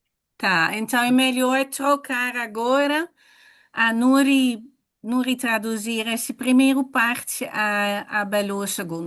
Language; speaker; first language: Portuguese; non-native, fluent; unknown